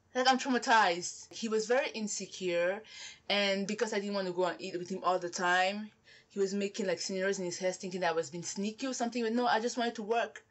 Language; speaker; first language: English; non-native, local second language; French